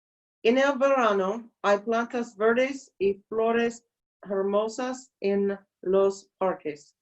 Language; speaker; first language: Spanish; non-native, learner; English